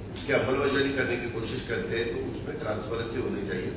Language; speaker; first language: Hindi; non-native, local second language; Marathi